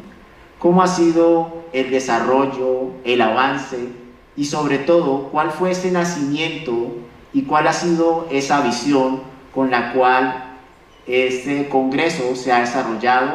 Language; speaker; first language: Spanish; native; Spanish